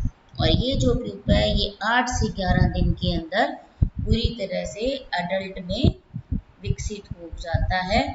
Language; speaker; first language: Hindi; native; Hindi